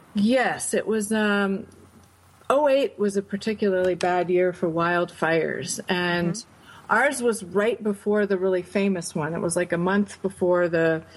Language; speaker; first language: English; native; English